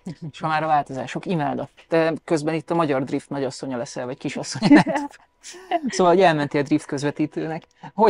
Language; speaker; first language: Hungarian; native; Hungarian